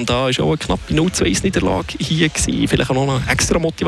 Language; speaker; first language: German; native; German